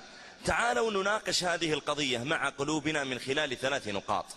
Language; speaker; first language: Arabic; native; Arabic